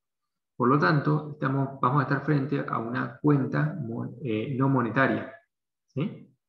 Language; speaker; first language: Spanish; native; Spanish